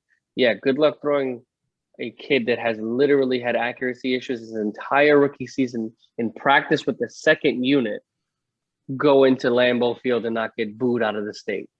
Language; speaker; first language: English; native; English